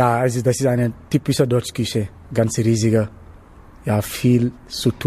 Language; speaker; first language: German; non-native, learner; Wolof